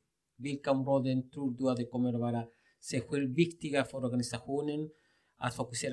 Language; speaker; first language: Swedish; non-native, fluent; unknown